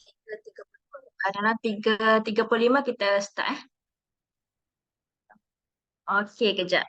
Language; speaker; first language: Malay; native; Malay